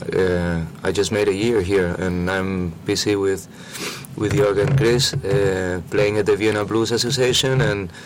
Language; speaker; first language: English; non-native, fluent; Spanish